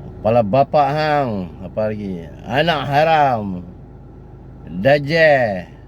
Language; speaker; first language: Malay; native; Malay